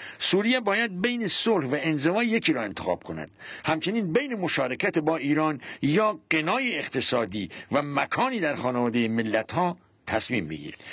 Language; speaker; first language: Persian; non-native, local second language; Central Kurdish